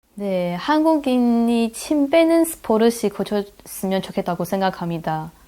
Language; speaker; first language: Korean; non-native, learner; Chinese